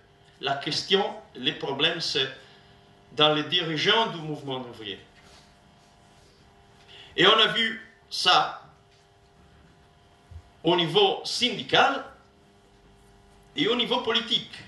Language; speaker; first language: French; non-native, learner; Italian